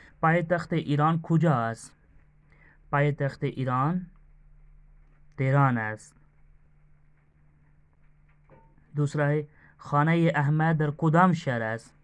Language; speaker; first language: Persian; non-native, fluent; Urdu